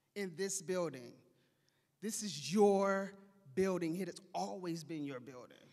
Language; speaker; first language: English; native; English